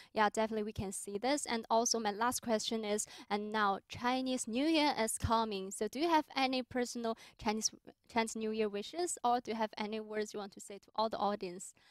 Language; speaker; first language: English; non-native, fluent; Chinese